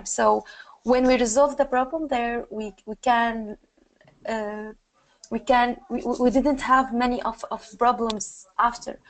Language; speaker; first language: English; non-native, learner; Arabic